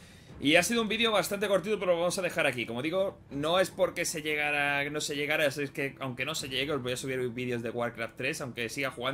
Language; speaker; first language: Spanish; native; Spanish